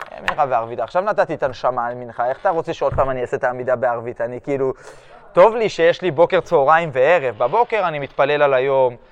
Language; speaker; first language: Hebrew; early bilingual, other home language; French